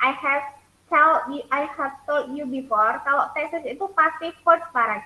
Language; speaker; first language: English; non-native, learner; Indonesian